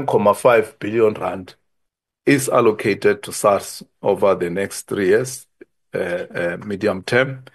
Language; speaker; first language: English; non-native, local second language; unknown